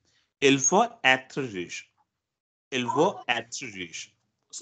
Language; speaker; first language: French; non-native, fluent; Hindi